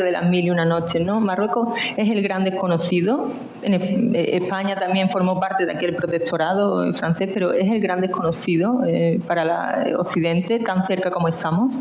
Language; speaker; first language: Spanish; native; Spanish